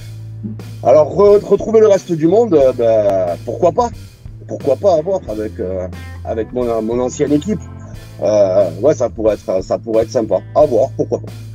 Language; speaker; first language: French; native; French